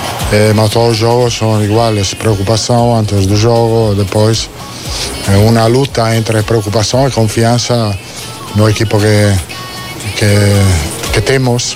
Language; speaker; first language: Portuguese; non-native, fluent; Italian